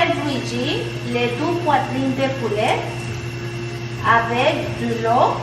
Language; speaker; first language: French; non-native, learner; Spanish